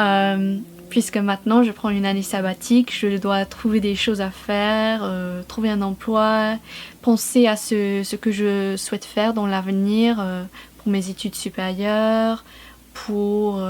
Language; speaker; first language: French; non-native, fluent; English